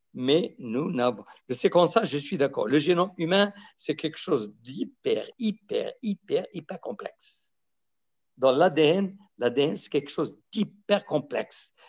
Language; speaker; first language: French; non-native, local second language; Arabic